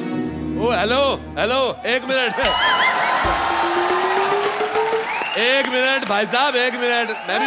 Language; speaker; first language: Hindi; native; Hindi